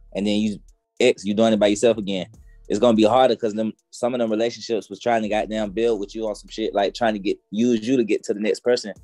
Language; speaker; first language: English; native; English